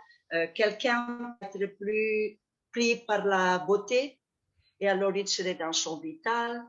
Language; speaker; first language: French; non-native, fluent; Catalan